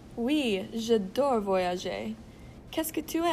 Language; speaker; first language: French; non-native, learner; English